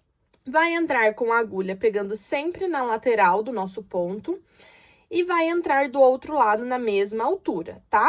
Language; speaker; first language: Portuguese; native; Portuguese